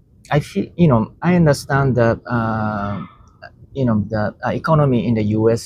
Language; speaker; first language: English; non-native, learner; Japanese